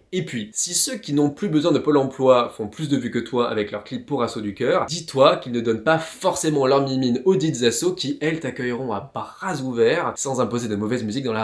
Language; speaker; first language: French; native; French